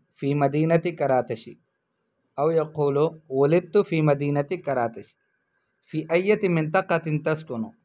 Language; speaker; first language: Arabic; non-native, fluent; Urdu